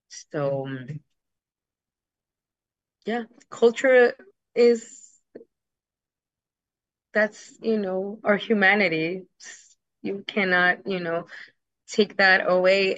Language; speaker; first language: English; early bilingual, other home language; Spanish